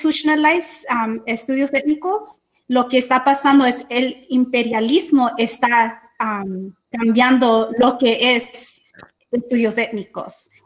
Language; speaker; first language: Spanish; early bilingual, heritage; English